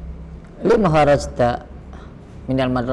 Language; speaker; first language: Arabic; non-native, fluent; Indonesian